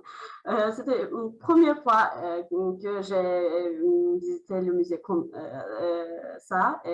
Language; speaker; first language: French; non-native, learner; Azerbaijani